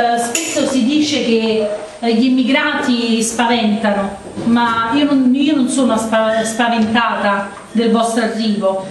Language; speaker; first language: Italian; native; Italian